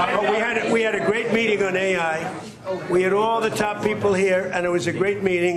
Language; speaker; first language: English; native; English